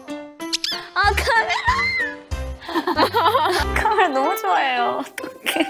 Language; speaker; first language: Korean; non-native, learner; Japanese